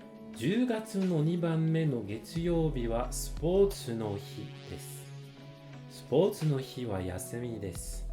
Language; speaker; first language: Japanese; non-native, fluent; French